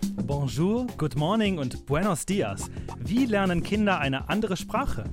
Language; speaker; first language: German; native; German